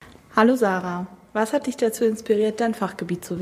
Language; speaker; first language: German; native; German